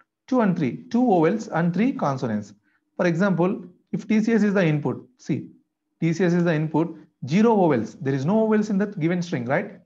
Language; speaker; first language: English; non-native, local second language; Telugu